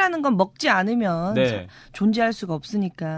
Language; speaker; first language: Korean; native; Korean